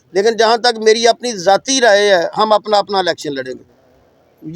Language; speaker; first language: Urdu; non-native, local second language; Punjabi